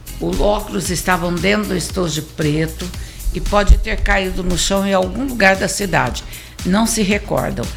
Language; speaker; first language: Portuguese; native; Portuguese